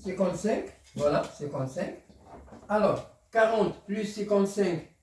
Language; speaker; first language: French; non-native, local second language; Arabic